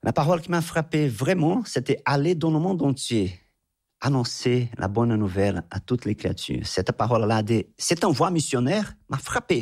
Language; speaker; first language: French; non-native, fluent; Portuguese